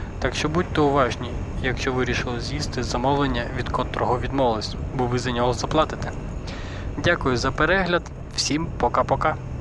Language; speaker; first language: Ukrainian; non-native, local second language; Russian